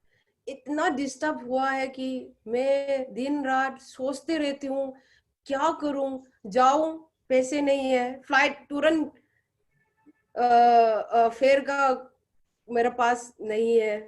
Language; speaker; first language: Hindi; non-native, local second language; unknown